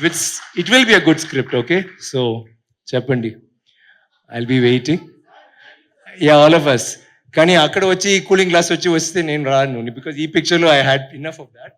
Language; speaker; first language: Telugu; non-native, learner; Tamil